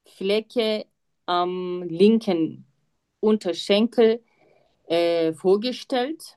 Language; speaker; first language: German; non-native, learner; Turkish